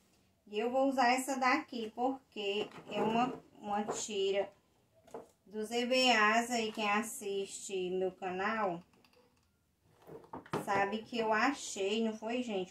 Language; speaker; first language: Portuguese; native; Portuguese